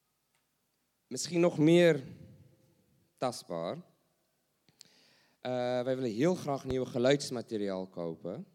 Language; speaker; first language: Dutch; non-native, learner; English